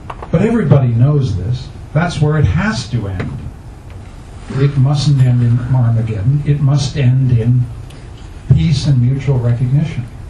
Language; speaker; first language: English; native; English